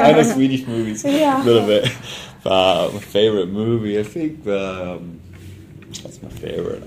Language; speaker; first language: English; non-native, fluent; Estonian